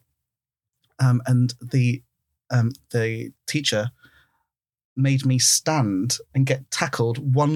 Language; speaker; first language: English; native; English